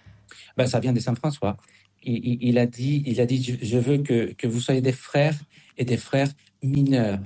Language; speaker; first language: French; non-native, fluent; Spanish